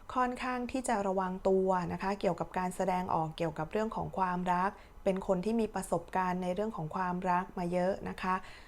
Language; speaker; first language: Thai; native; Thai